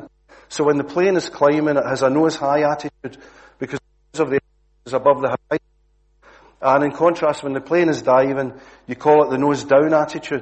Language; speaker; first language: English; native; English